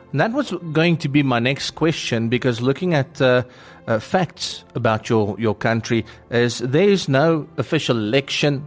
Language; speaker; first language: English; non-native, local second language; Afrikaans